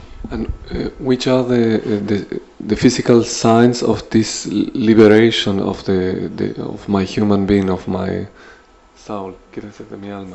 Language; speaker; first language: English; non-native, learner; Spanish